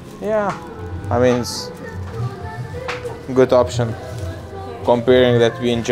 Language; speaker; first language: English; non-native, fluent; Lithuanian